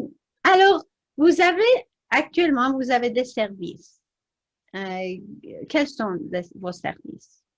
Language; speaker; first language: French; non-native, learner; English